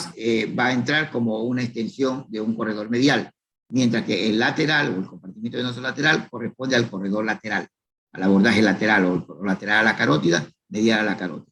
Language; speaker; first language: Spanish; native; Spanish